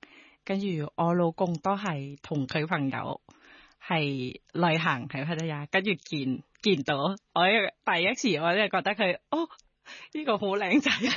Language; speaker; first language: Cantonese; non-native, learner; Thai